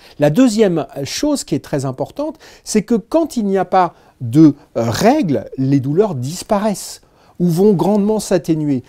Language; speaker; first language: French; native; French